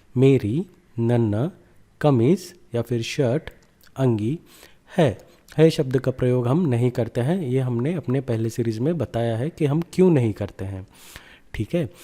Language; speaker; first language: Hindi; non-native, local second language; Kannada